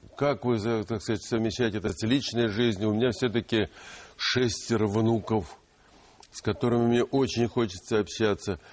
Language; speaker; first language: Russian; non-native, local second language; Ukrainian